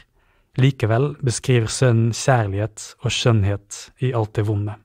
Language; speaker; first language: Norwegian; native; Norwegian